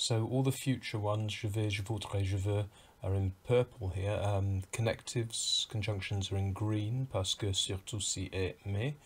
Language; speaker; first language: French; non-native, fluent; English